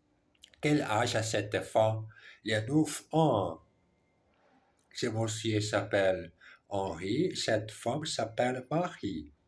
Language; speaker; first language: French; non-native, learner; Portuguese